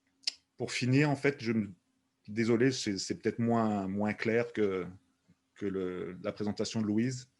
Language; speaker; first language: French; native; French